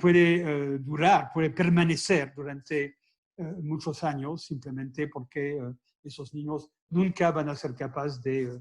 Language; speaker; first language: Spanish; non-native, fluent; French